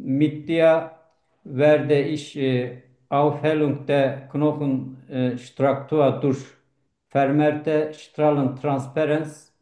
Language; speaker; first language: German; non-native, learner; Turkish